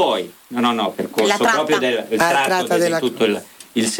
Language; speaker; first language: Italian; native; Italian